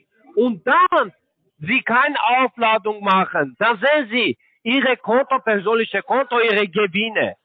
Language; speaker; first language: German; non-native, learner; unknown